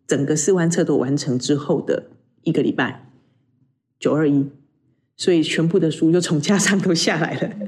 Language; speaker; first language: Chinese; native; Chinese